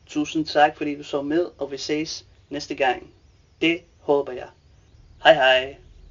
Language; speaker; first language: Danish; native; Danish